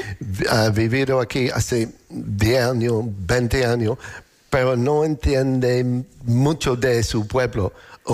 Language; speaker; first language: Spanish; non-native, learner; English